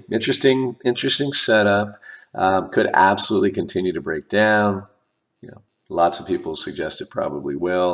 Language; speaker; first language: English; native; English